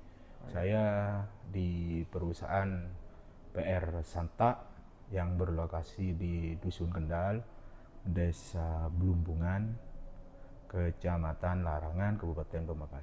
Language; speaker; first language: Indonesian; non-native, local second language; Madurese